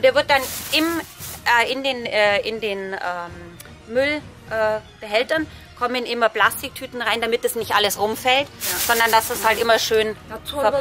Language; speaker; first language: German; native; German